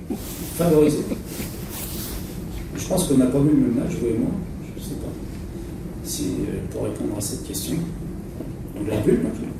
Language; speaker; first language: French; native; French